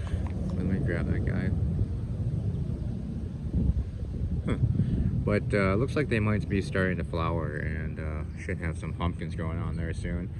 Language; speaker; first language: English; native; English